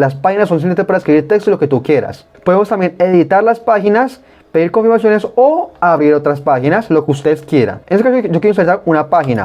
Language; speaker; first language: Spanish; native; Spanish